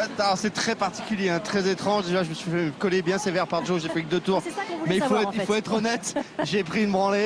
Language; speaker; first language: French; native; French